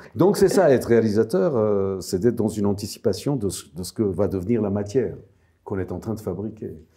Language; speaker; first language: French; non-native, fluent; Armenian